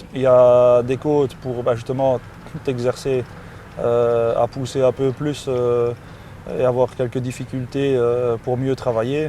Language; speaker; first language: French; native; French